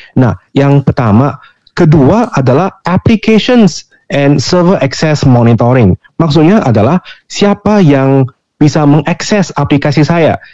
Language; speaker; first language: Indonesian; non-native, fluent; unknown